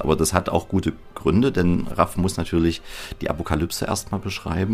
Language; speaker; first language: German; native; German